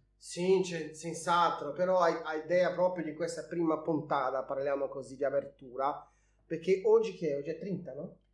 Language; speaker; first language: Italian; non-native, fluent; Portuguese